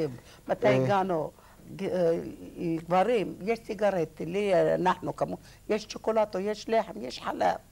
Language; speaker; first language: Hebrew; non-native, learner; Arabic